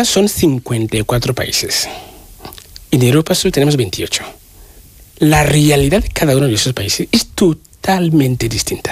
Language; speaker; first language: Spanish; non-native, fluent; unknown